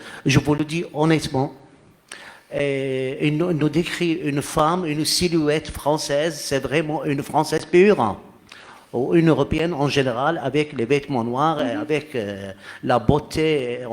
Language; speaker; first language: French; non-native, fluent; Arabic